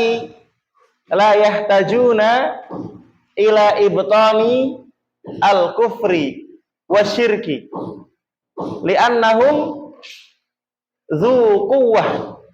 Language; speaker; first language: Arabic; non-native, learner; Indonesian